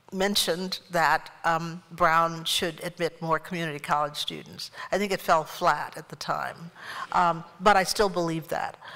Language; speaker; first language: English; native; English